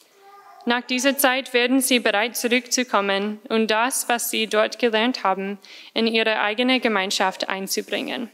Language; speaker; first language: German; non-native, fluent; English